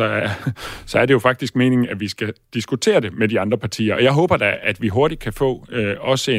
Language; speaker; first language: Danish; native; Danish